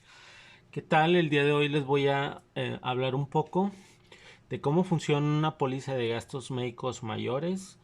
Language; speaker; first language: Spanish; native; Spanish